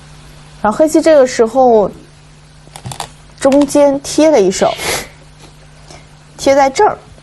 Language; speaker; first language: Chinese; native; Chinese